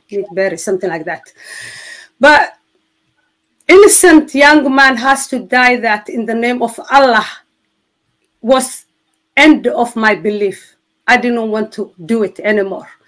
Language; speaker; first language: English; non-native, fluent; Somali